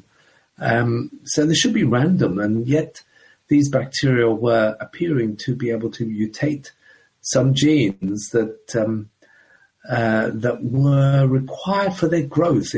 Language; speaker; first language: English; native; English